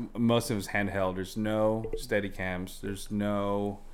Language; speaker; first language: English; non-native, local second language; Filipino